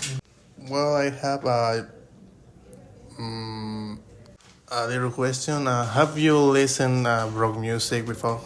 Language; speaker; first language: English; non-native, learner; Spanish